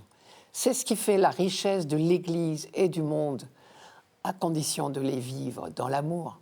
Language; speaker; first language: French; native; French